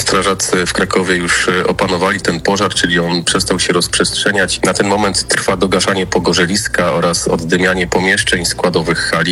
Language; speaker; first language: Polish; native; Polish